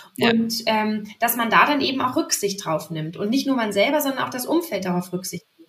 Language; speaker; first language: German; native; German